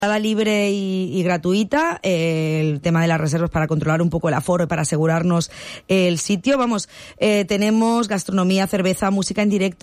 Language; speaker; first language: Spanish; native; Spanish